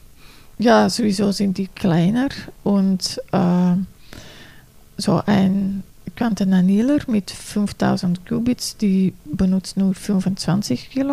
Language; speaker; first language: German; non-native, fluent; Dutch